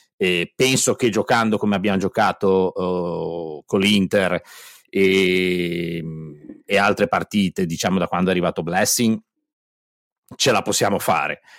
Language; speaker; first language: Italian; native; Italian